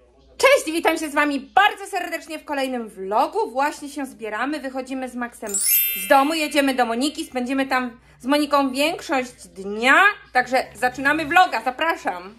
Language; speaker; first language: Polish; native; Polish